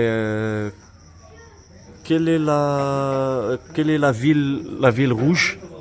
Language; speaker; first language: French; non-native, learner; Arabic